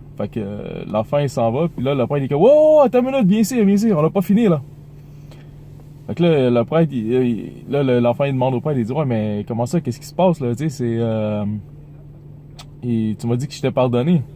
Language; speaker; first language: French; native; French